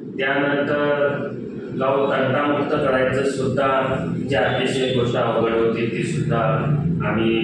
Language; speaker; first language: Marathi; native; Marathi